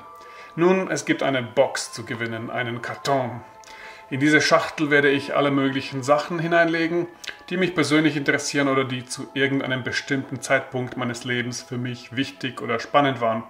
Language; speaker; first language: German; native; German